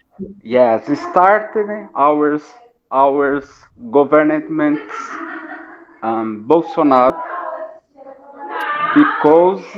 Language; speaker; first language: English; non-native, learner; Portuguese